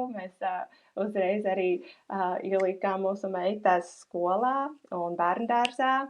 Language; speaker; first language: Latvian; non-native, fluent; English